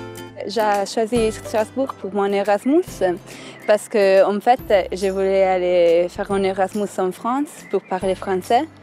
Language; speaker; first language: French; non-native, local second language; German